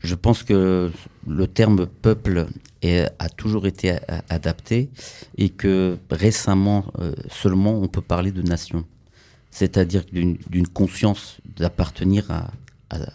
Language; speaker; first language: French; early bilingual, other home language; Kurdish